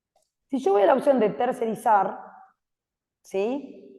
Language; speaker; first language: Spanish; native; Spanish